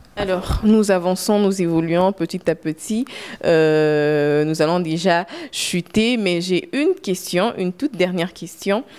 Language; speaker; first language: French; non-native, local second language; Lingala